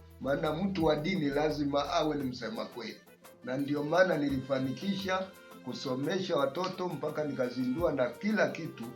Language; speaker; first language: Swahili; non-native, local second language; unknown